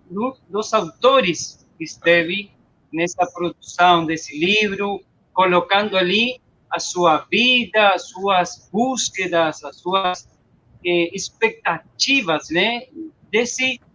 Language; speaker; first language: Portuguese; non-native, fluent; Spanish